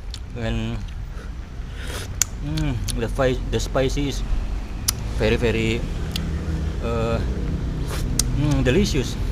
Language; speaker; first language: English; non-native, learner; Indonesian